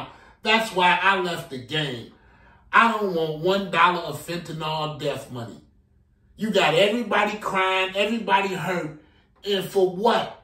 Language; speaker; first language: English; native; English